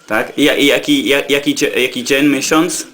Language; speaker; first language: Polish; non-native, learner; English